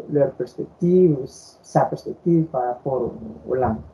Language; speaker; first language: French; non-native, local second language; Fula